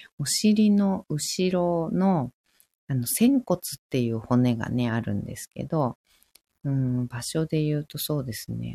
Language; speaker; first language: Japanese; native; Japanese